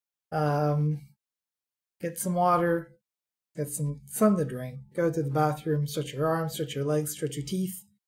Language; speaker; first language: English; native; English